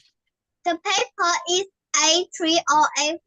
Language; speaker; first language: English; non-native, learner; Vietnamese